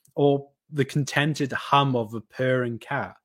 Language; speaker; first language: English; native; English